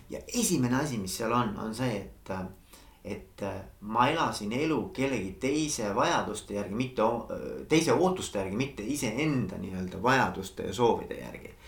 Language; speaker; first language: Estonian; non-native, local second language; Russian